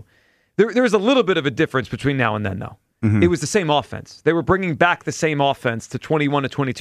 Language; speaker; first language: English; native; English